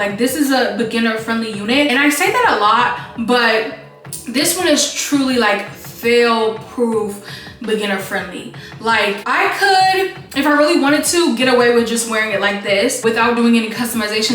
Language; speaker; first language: English; native; English